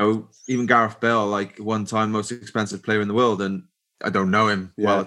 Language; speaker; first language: English; native; English